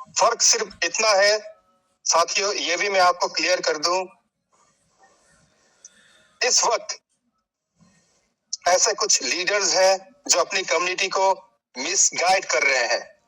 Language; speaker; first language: Hindi; native; Hindi